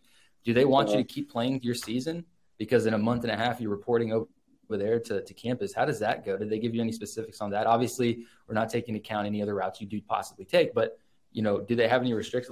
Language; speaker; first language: English; native; English